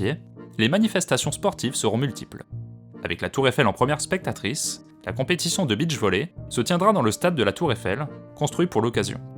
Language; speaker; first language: French; native; French